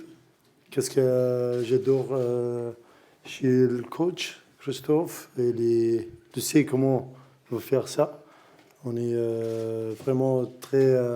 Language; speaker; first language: French; non-native, learner; Arabic